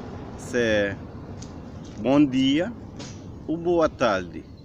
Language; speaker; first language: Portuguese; non-native, learner; Haitian Creole